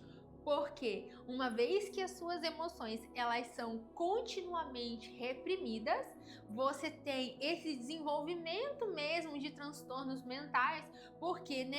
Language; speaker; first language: Portuguese; native; Portuguese